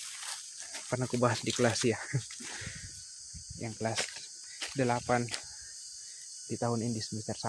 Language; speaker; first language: Indonesian; native; Indonesian